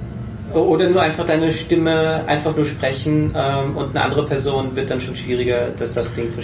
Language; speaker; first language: German; native; German